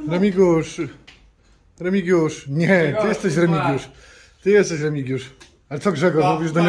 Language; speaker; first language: Polish; native; Polish